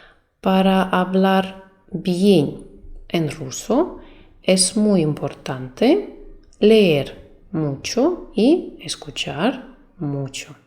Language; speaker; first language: Spanish; non-native, fluent; Russian